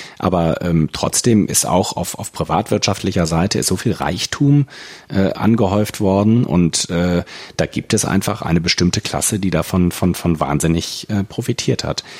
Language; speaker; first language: German; native; German